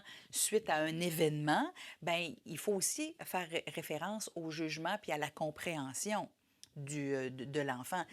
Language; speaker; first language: French; native; French